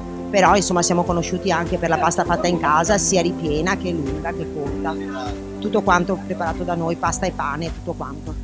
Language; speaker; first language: Italian; native; Italian